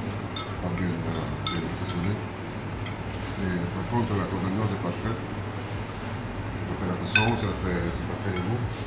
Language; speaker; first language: French; non-native, learner; Italian